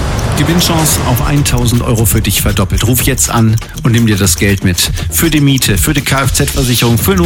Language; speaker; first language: German; native; German